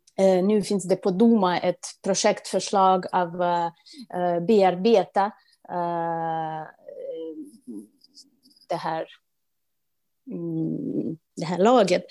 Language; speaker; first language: Swedish; non-native, fluent; Russian